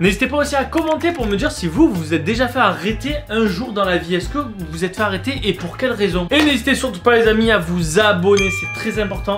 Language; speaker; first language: French; native; French